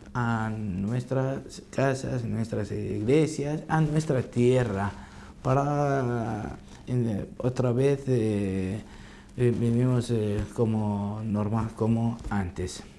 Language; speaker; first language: Spanish; non-native, learner; Arabic